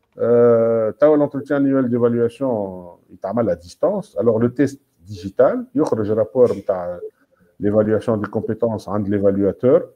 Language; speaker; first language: French; non-native, local second language; Arabic